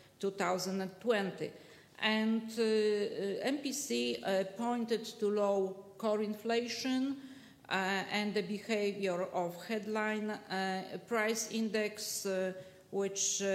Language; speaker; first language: English; non-native, fluent; Polish